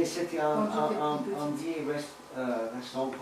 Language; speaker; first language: French; non-native, learner; English